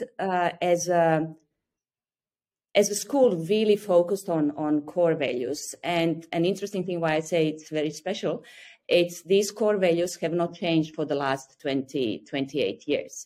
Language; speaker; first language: English; non-native, fluent; Croatian